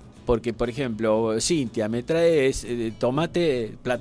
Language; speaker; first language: Spanish; native; Spanish